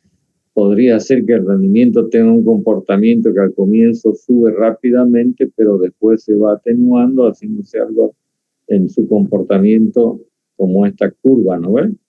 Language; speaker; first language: Spanish; native; Spanish